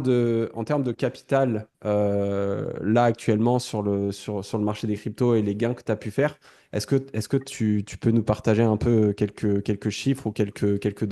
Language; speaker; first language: French; native; French